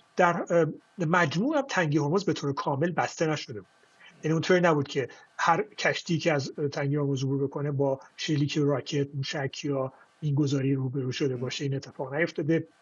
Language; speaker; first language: Persian; native; Persian